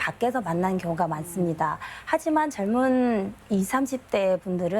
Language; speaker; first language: Korean; non-native, fluent; Chinese